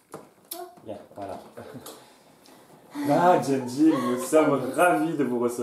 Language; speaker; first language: French; native; French